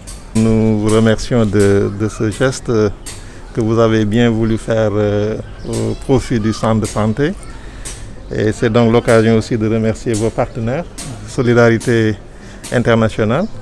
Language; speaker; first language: French; non-native, local second language; Wolof